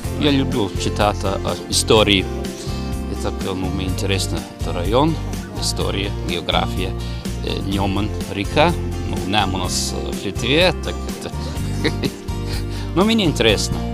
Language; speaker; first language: Russian; non-native, learner; Lithuanian